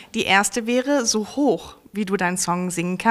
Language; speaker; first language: German; native; German